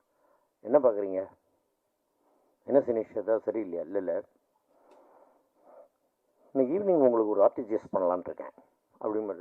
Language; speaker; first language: Tamil; native; Tamil